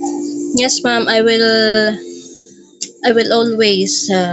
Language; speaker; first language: English; non-native, local second language; Filipino